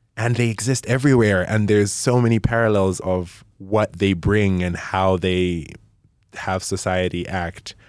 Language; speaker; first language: English; non-native, local second language; Nyanja